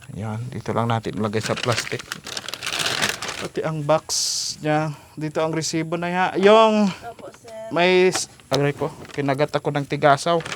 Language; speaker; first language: Filipino; native; Filipino